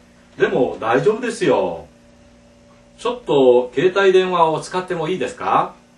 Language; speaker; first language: Japanese; non-native, fluent; Korean